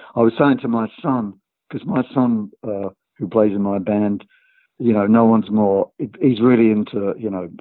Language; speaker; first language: English; native; English